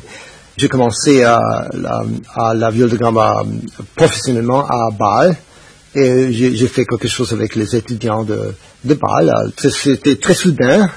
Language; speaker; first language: French; non-native, fluent; Spanish